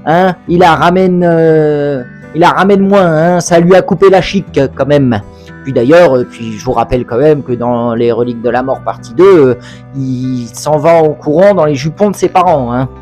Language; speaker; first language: French; native; French